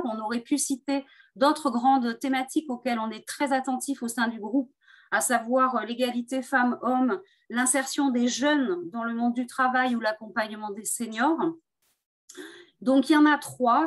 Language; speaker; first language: French; native; French